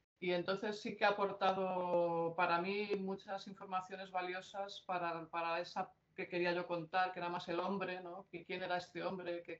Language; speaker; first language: Spanish; native; Spanish